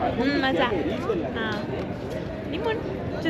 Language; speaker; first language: Korean; non-native, learner; Spanish